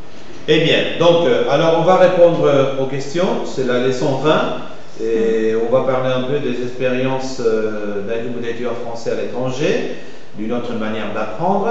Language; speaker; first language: French; non-native, fluent; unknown